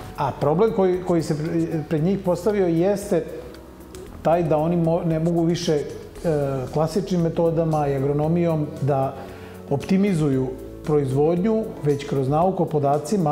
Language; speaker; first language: Serbian; native; Serbian